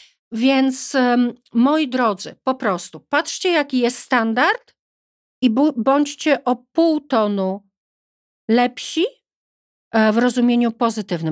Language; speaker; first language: Polish; native; Polish